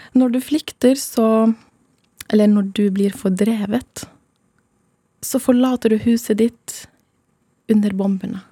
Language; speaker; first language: Norwegian; non-native, fluent; Arabic